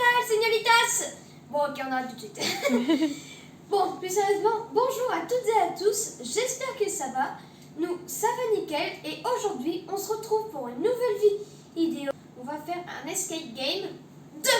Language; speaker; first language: French; native; French